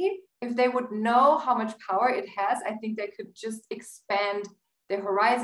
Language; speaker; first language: English; non-native, fluent; German